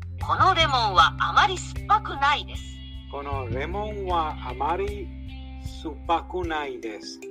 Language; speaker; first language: Japanese; non-native, learner; English